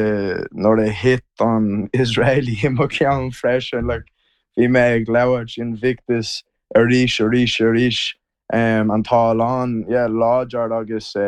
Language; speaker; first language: Irish; non-native, learner; English